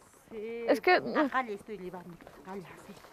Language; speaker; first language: Spanish; native; Spanish